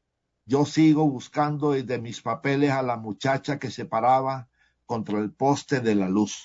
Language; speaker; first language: Spanish; native; Spanish